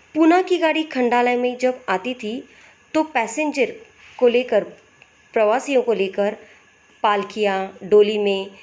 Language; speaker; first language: Hindi; non-native, local second language; Marathi